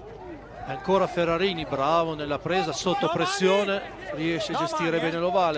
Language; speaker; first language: Italian; native; Italian